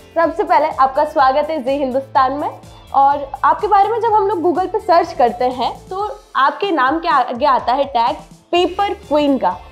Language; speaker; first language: Hindi; native; Hindi